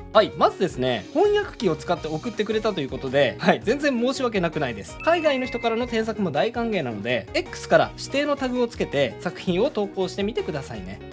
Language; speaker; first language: Japanese; native; Japanese